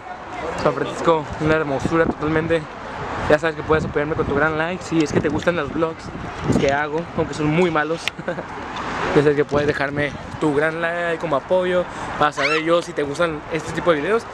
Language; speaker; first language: Spanish; native; Spanish